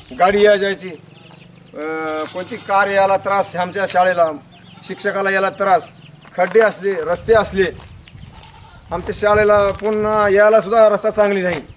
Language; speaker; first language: Marathi; non-native, local second language; Lambadi